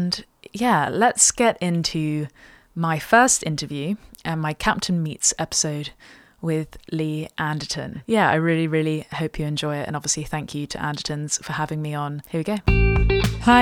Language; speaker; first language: English; native; English